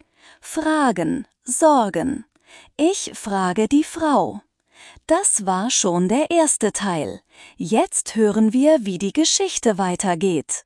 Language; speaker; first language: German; non-native, fluent; Turkish